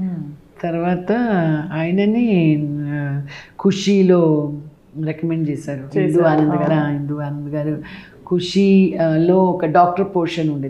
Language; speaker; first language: Telugu; non-native, local second language; Malayalam